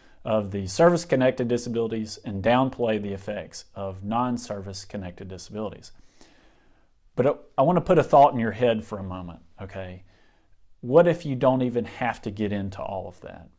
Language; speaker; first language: English; native; English